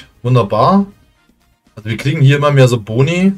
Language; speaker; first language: German; native; German